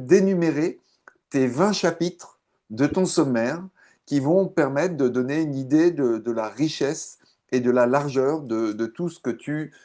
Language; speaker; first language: French; native; French